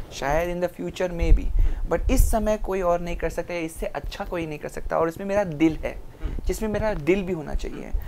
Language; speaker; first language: Hindi; non-native, local second language; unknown